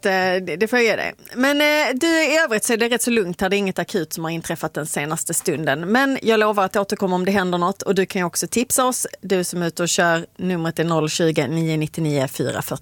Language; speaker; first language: Swedish; native; Swedish